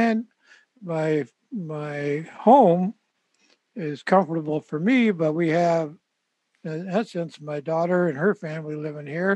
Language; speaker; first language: English; native; English